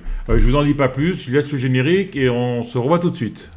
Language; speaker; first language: French; native; French